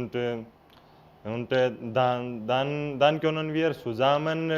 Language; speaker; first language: German; non-native, learner; Hindi